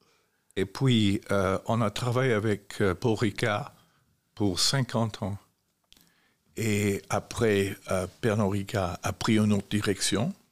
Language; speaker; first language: French; non-native, fluent; English